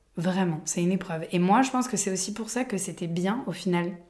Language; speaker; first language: French; native; French